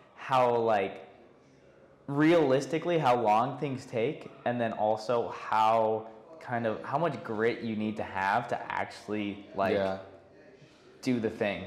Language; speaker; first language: English; native; English